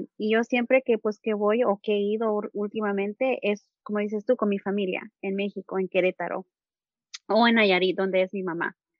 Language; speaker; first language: Spanish; early bilingual, heritage; Spanish